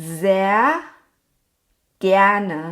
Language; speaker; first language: German; non-native, fluent; Thai